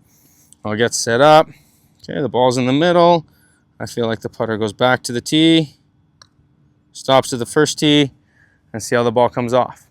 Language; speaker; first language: English; native; English